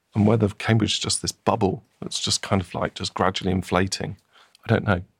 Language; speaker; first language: English; native; English